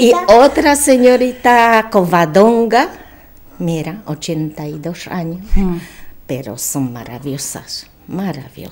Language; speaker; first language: Spanish; non-native, learner; Polish